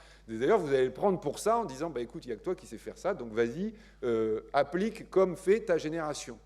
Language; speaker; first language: French; native; French